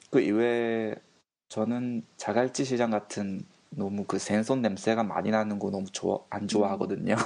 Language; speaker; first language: Korean; non-native, fluent; Japanese